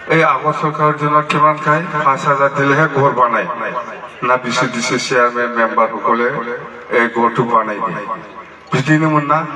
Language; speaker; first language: Assamese; non-native, local second language; Bodo